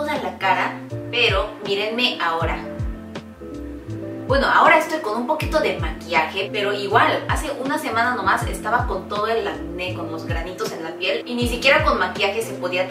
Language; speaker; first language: Spanish; non-native, fluent; Korean